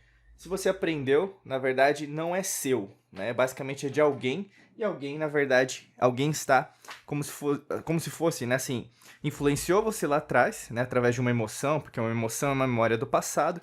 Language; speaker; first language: Portuguese; native; Portuguese